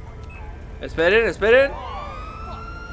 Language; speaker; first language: Spanish; native; Spanish